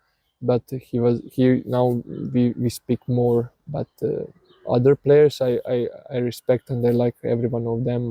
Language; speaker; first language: English; non-native, learner; Serbian